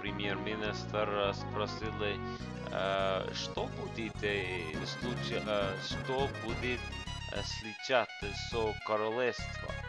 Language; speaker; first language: Russian; non-native, learner; English